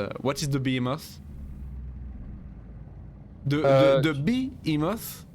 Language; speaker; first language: English; non-native, learner; French